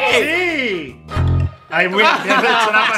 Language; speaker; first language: Spanish; native; Spanish